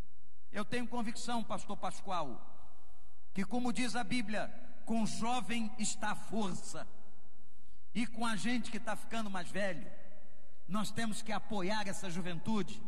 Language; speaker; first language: Portuguese; native; Portuguese